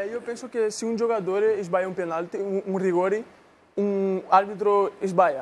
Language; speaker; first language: Italian; non-native, learner; Portuguese